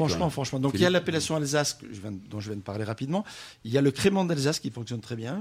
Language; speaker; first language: French; native; French